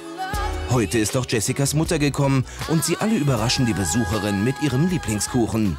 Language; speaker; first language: German; native; German